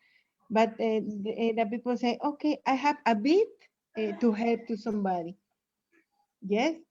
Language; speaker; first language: English; non-native, learner; Spanish